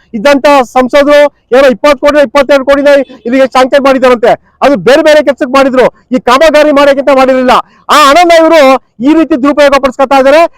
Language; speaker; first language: Kannada; native; Kannada